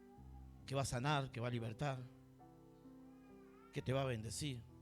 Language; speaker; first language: Spanish; native; Spanish